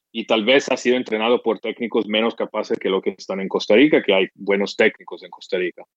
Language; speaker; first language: Spanish; non-native, fluent; English